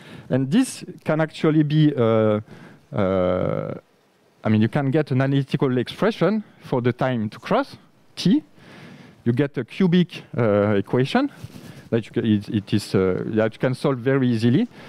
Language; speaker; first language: English; non-native, fluent; French